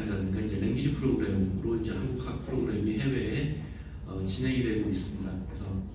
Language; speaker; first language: Korean; native; Korean